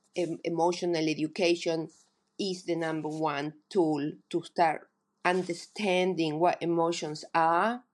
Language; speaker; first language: English; non-native, fluent; Spanish